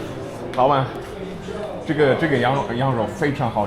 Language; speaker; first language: Chinese; non-native, learner; German